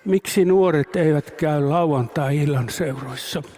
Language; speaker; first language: Finnish; native; Finnish